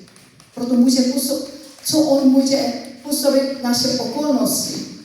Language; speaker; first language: Czech; non-native, learner; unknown